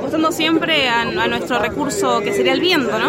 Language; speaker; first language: Spanish; native; Spanish